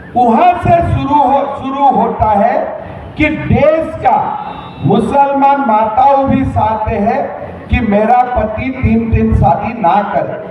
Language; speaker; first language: Hindi; non-native, local second language; Assamese